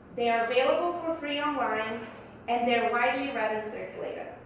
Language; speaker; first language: English; early bilingual, other home language; Bulgarian